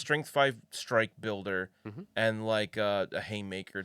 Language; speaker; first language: English; native; English